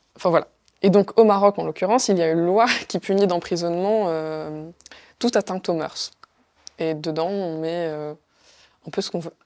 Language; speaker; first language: French; non-native, local second language; Arabic